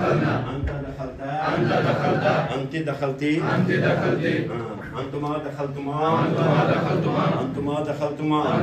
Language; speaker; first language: Arabic; non-native, fluent; Urdu